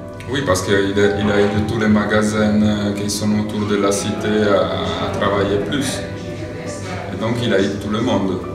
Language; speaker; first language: French; non-native, fluent; Italian